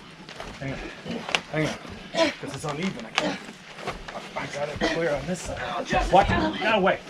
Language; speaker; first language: English; native; English